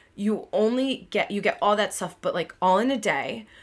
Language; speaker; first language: English; native; English